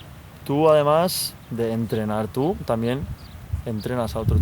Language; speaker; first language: Spanish; native; Spanish